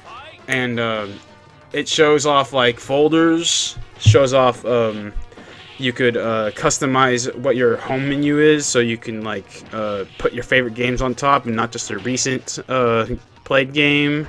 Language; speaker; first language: English; native; English